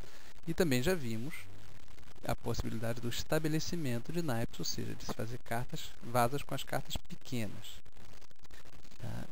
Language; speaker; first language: Portuguese; native; Portuguese